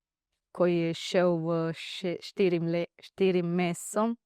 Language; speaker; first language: Slovenian; non-native, learner; Divehi